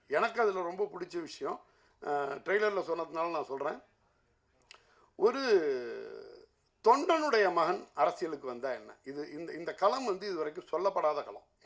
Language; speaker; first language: Tamil; native; Tamil